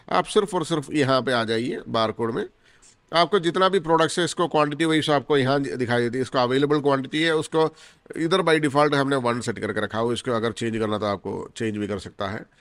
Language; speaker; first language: Hindi; non-native, local second language; Malayalam